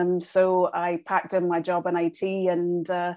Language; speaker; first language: English; native; English